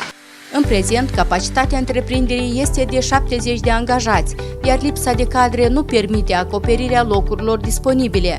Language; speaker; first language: Romanian; native; Romanian